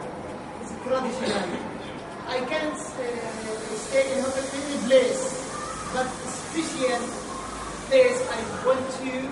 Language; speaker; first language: English; non-native, learner; Arabic